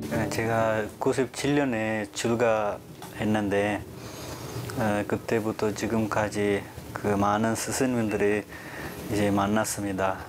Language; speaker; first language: Korean; non-native, fluent; Sinhala